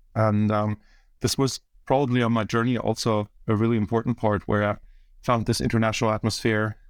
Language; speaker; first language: English; early bilingual, other home language; German